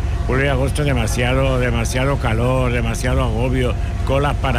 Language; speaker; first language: Spanish; native; Spanish